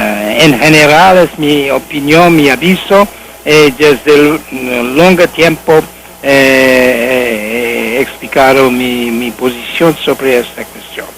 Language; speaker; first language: Spanish; non-native, learner; English